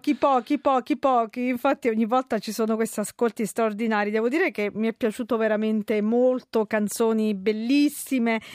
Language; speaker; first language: Italian; native; Italian